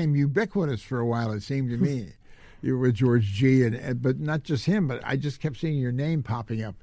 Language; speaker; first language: English; native; English